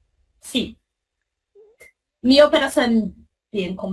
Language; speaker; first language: Spanish; non-native, fluent; Portuguese